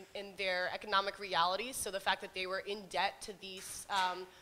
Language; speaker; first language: English; native; English